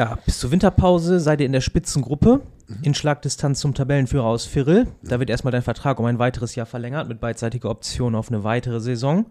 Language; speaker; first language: German; native; German